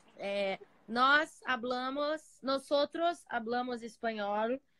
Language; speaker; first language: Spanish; non-native, learner; Portuguese